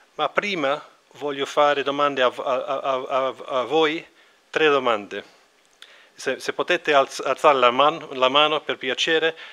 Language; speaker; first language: Italian; non-native, learner; English